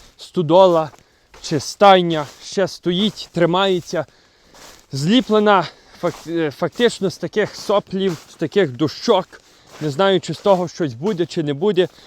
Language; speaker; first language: Ukrainian; native; Ukrainian